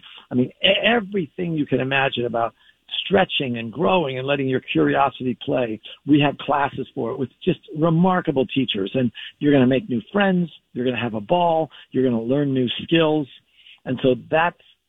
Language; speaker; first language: English; native; English